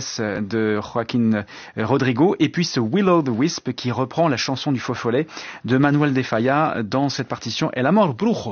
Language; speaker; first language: French; native; French